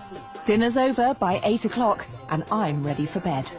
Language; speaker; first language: English; native; English